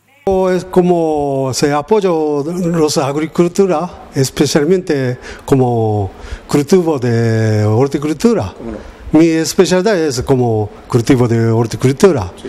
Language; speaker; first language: Spanish; non-native, learner; Japanese